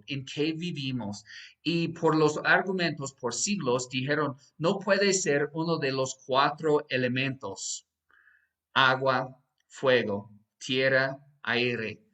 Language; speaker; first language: Spanish; non-native, fluent; English